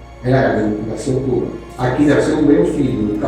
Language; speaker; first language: Portuguese; non-native, fluent; Spanish